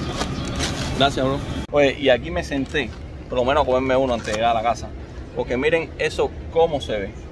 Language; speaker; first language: Spanish; native; Spanish